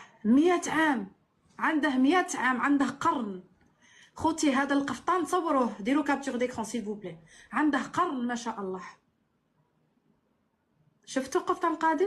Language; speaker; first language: Arabic; native; Arabic